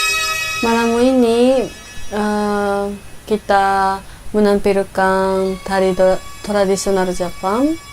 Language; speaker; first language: Indonesian; non-native, learner; Japanese